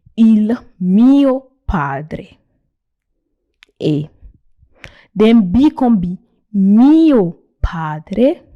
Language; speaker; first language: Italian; non-native, fluent; Nigerian Pidgin